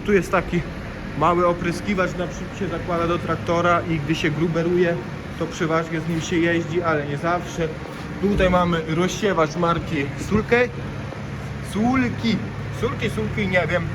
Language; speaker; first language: Polish; native; Polish